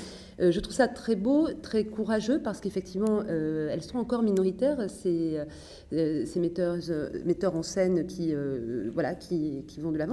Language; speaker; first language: French; native; French